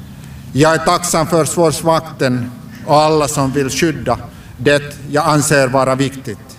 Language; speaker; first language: Swedish; non-native, local second language; Finnish